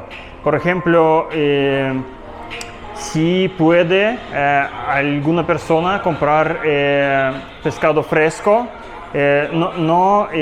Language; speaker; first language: Spanish; non-native, learner; Russian